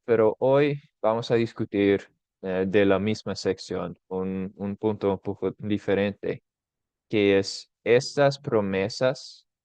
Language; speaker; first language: Spanish; non-native, fluent; English